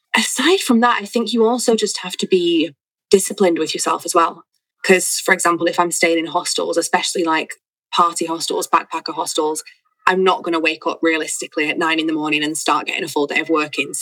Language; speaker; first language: English; native; English